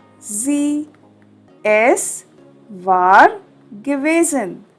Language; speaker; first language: German; non-native, fluent; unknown